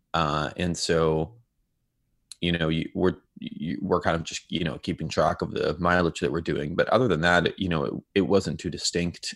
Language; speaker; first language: English; non-native, fluent; Hebrew